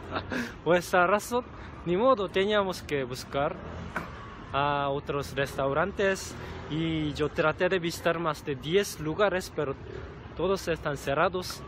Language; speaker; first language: Spanish; non-native, fluent; Korean